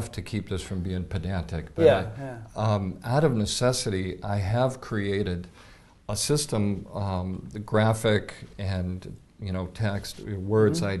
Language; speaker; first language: English; native; English